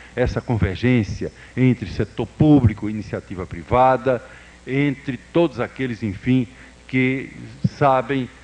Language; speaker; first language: Portuguese; native; Portuguese